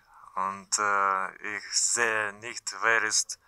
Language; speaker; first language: German; non-native, learner; Russian